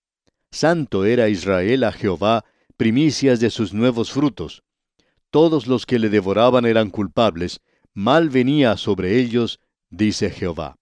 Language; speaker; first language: Spanish; native; Spanish